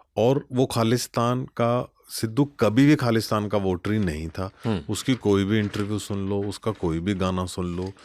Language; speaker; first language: Hindi; non-native, local second language; Punjabi